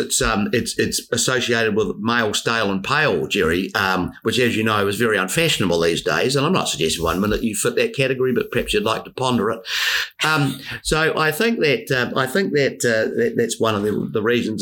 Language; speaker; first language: English; native; English